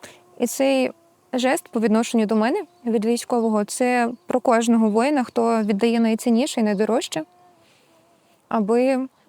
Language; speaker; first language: Ukrainian; native; Ukrainian